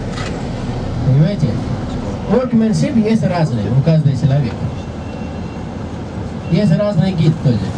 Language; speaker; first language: Russian; non-native, learner; Nepali